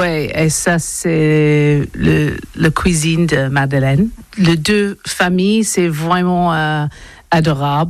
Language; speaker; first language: French; non-native, learner; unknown